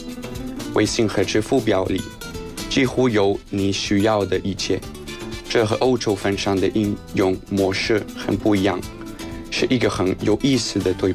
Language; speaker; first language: Chinese; non-native, fluent; Spanish